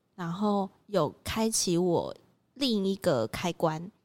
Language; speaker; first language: Chinese; native; Chinese